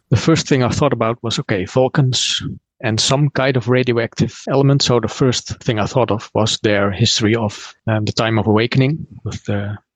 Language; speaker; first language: English; non-native, fluent; Dutch